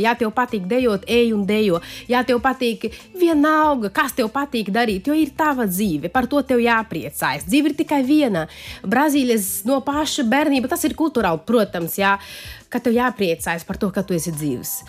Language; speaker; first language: Latvian; non-native, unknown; Portuguese